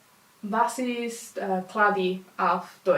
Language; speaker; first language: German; non-native, learner; English